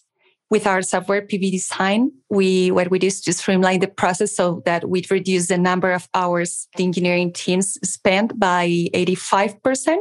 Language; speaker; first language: English; non-native, fluent; Spanish